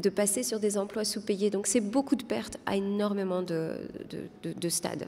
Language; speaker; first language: French; non-native, local second language; Arabic